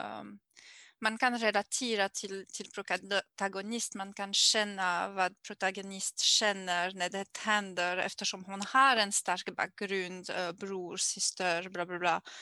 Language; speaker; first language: Swedish; non-native, learner; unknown